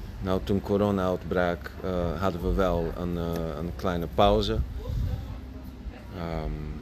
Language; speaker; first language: Dutch; non-native, fluent; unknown